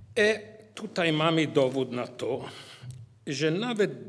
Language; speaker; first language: Polish; non-native, learner; English